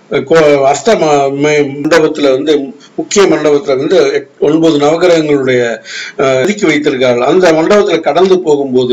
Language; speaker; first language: Tamil; native; Tamil